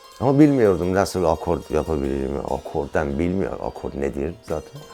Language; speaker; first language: Turkish; non-native, learner; Persian